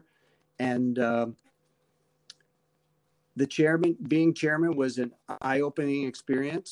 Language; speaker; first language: English; native; English